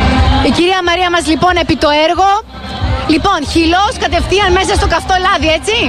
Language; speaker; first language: Greek; native; Greek